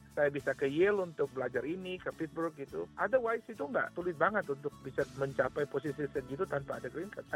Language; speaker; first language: Indonesian; native; Indonesian